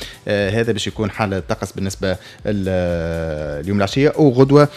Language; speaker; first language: Arabic; native; Arabic